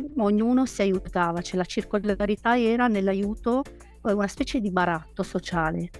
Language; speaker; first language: Italian; non-native, fluent; Hungarian